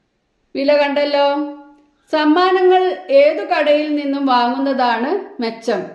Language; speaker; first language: Malayalam; native; Malayalam